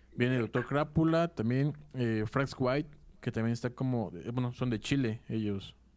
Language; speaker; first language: Spanish; native; Spanish